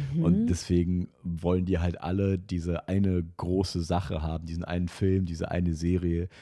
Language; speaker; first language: German; non-native, fluent; Russian